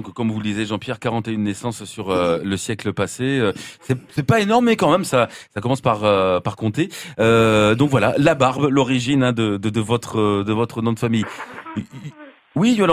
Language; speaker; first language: French; native; French